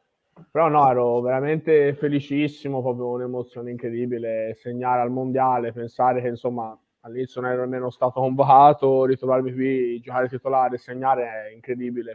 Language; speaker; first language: Italian; native; Italian